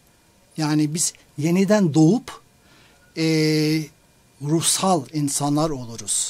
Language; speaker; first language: Turkish; non-native, fluent; English